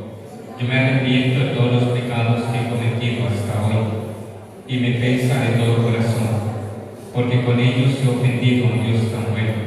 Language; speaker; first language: Spanish; native; Spanish